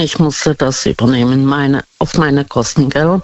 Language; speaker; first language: German; non-native, fluent; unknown